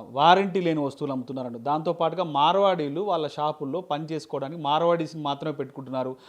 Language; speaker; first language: Telugu; native; Telugu